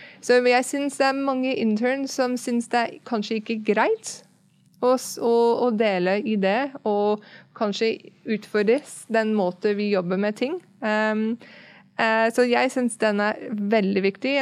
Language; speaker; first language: Norwegian; non-native, fluent; English